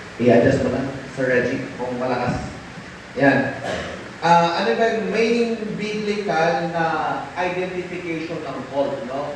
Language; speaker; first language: Filipino; non-native, local second language; Iloko